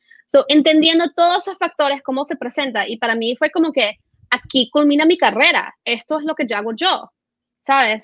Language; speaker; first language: Spanish; early bilingual, heritage; Spanish